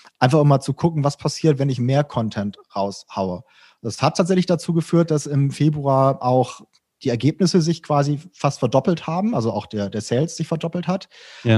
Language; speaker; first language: German; native; German